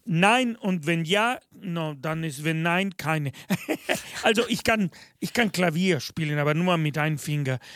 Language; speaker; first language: German; non-native, fluent; Spanish